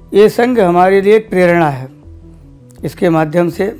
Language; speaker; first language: Hindi; native; Hindi